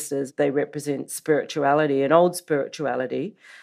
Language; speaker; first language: English; native; English